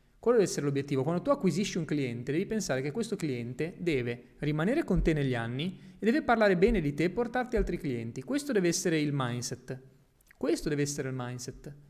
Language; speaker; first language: Italian; native; Italian